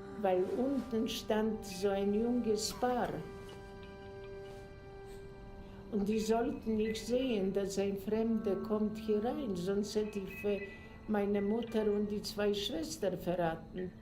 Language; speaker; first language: German; non-native, fluent; Polish